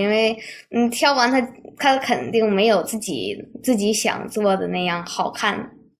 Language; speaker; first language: Chinese; early bilingual, heritage; Chinese